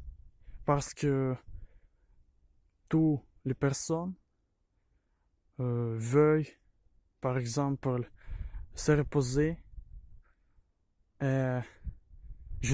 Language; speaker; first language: French; non-native, learner; Ukrainian